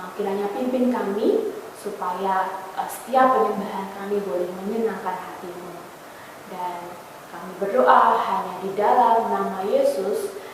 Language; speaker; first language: Indonesian; native; Indonesian